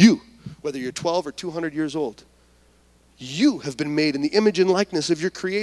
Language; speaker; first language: English; native; English